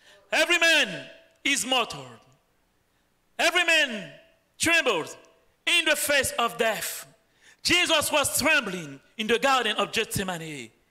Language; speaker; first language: English; non-native, fluent; Haitian Creole